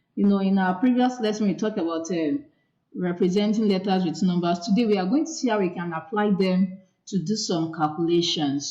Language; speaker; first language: English; non-native, local second language; Yoruba